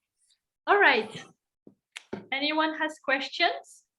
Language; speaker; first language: English; non-native, fluent; French